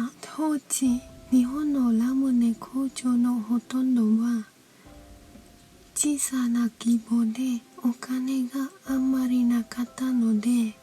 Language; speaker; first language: Japanese; non-native, learner; Khmer